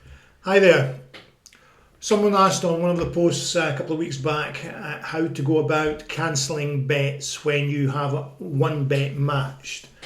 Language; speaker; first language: English; native; English